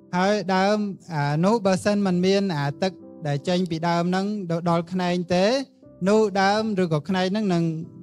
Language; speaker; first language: Khmer; native; Khmer